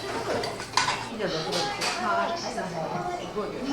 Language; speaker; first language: Japanese; native; Japanese